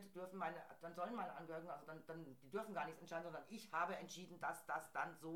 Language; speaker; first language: German; native; German